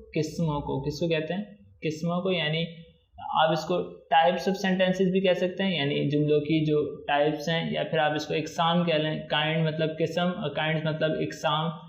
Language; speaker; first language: Urdu; native; Urdu